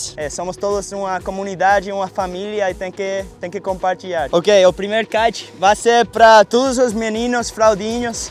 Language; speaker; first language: Portuguese; non-native, learner; Spanish